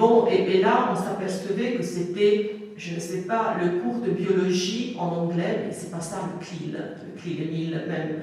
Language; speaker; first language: French; non-native, fluent; Italian